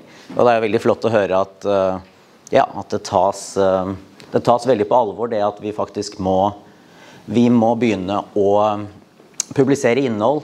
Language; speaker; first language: Norwegian; native; Norwegian